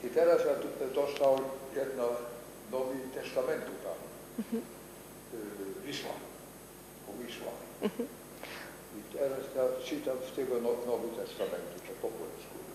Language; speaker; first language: Polish; non-native, learner; German